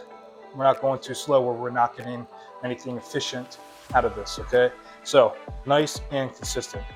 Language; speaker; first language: English; native; English